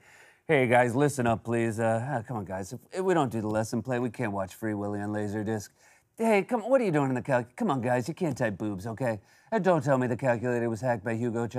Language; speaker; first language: English; native; English